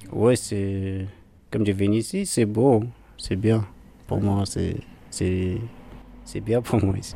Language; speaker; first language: French; non-native, learner; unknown